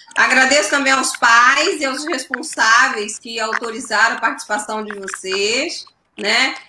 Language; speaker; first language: Portuguese; native; Portuguese